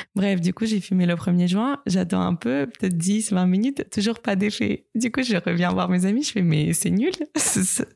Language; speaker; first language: French; non-native, fluent; Russian